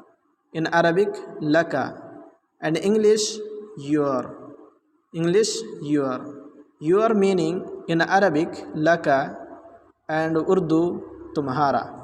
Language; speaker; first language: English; non-native, learner; Urdu